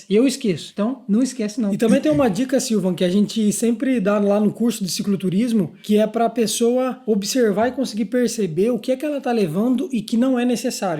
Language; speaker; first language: Portuguese; native; Portuguese